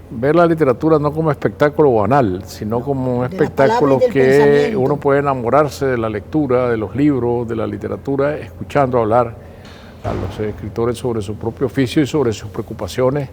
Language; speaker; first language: Spanish; native; Spanish